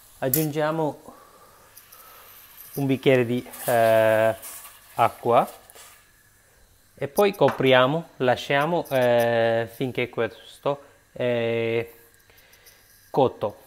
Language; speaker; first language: Italian; non-native, learner; Sinhala